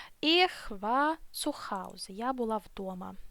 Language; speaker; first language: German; non-native, fluent; Ukrainian